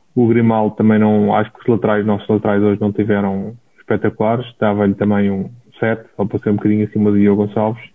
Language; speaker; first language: Portuguese; native; Portuguese